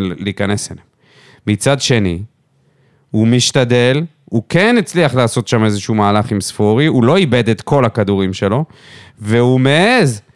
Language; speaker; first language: Hebrew; native; Hebrew